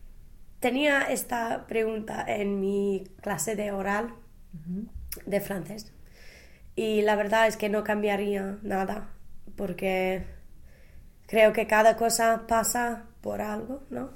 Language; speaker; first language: Spanish; non-native, fluent; English